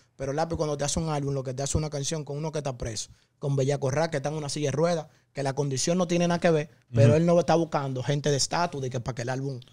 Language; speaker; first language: Spanish; native; Spanish